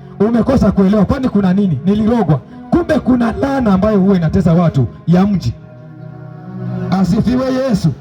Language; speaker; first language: Swahili; native; Swahili